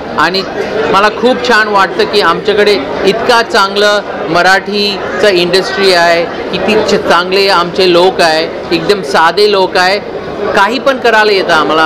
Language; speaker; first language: Marathi; early bilingual, heritage; English